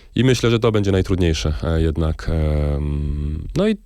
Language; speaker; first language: Polish; non-native, fluent; French